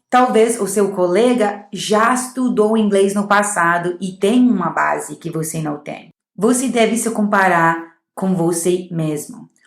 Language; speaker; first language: Portuguese; non-native, fluent; English